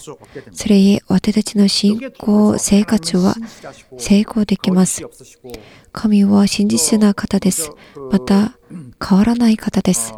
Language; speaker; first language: Japanese; non-native, learner; Korean